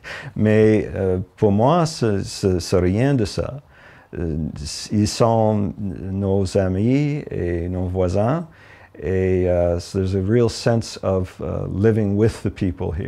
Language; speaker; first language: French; non-native, local second language; English